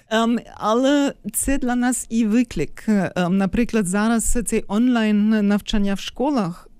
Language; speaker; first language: Ukrainian; non-native, fluent; German